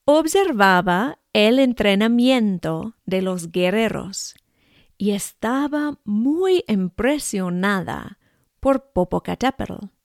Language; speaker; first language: Spanish; non-native, fluent; English